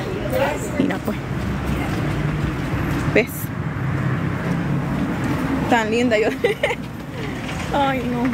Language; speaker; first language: Spanish; native; Spanish